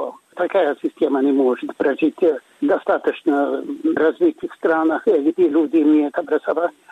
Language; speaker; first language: Russian; non-native, fluent; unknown